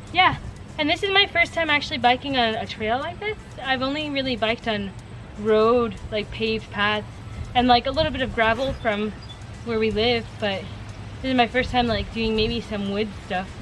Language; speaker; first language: English; native; English